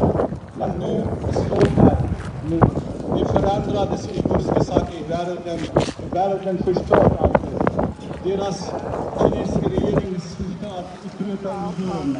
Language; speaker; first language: Swedish; non-native, fluent; Uyghur